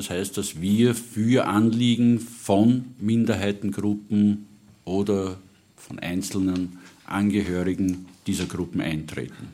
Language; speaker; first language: German; native; German